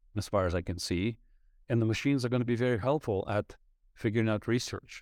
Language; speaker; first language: English; non-native, fluent; Ukrainian